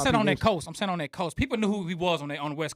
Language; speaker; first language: English; native; English